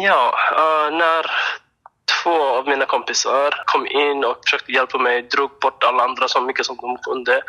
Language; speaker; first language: Swedish; non-native, fluent; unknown